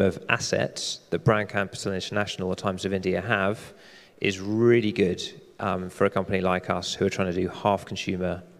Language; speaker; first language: English; native; English